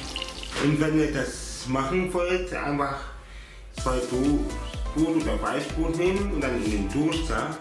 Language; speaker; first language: German; non-native, learner; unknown